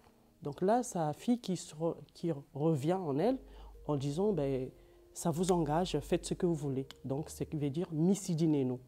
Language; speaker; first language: French; non-native, local second language; Lingala